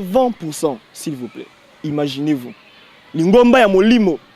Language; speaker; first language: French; non-native, local second language; Lingala